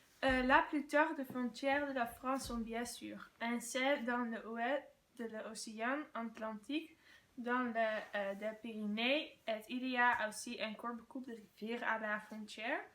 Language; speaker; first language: French; non-native, learner; Dutch